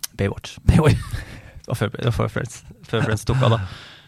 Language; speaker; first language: Norwegian; native; Norwegian